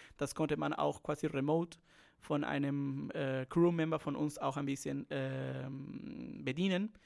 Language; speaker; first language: German; non-native, fluent; Spanish